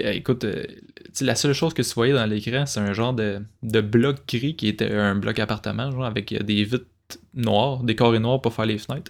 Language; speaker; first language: French; native; French